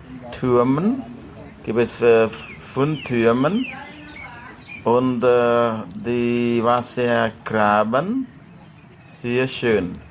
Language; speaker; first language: German; non-native, learner; Khmer